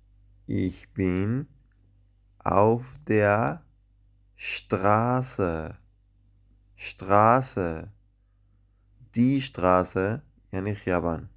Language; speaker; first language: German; non-native, fluent; Central Kurdish